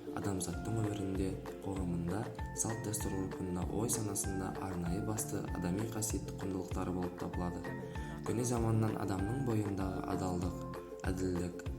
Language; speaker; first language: Kazakh; non-native, local second language; Uzbek